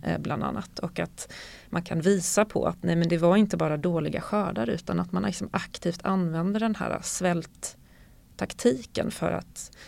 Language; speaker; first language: Swedish; native; Swedish